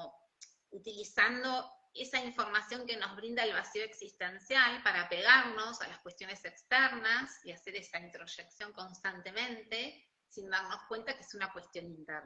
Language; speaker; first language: Spanish; native; Spanish